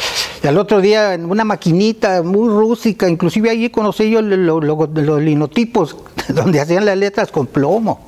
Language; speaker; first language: Spanish; native; Spanish